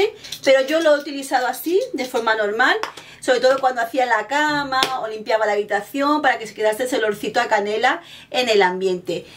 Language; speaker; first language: Spanish; native; Spanish